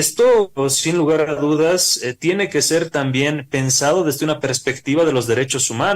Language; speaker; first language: Spanish; native; Spanish